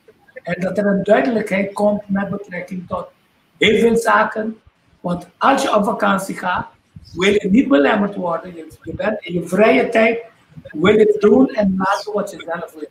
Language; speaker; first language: Dutch; non-native, local second language; Papiamento